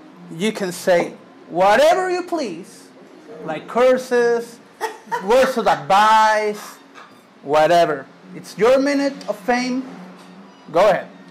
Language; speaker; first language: English; native; English